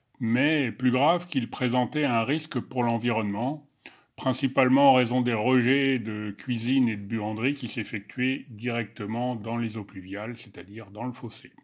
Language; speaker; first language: French; native; French